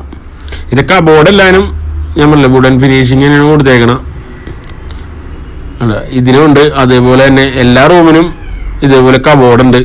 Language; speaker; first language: Malayalam; native; Malayalam